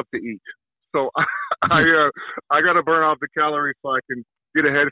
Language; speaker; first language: English; native; English